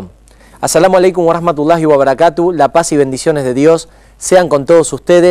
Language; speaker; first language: Spanish; native; Spanish